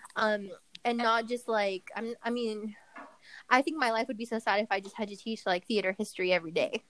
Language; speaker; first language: English; early bilingual, other home language; Spanish